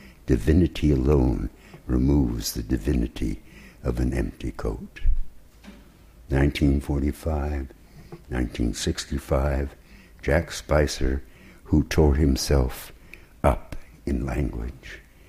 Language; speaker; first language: English; native; English